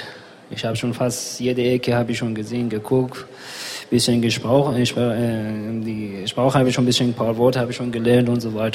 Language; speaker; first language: German; non-native, learner; Persian